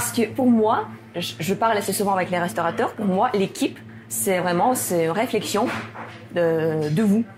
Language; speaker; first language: French; non-native, fluent; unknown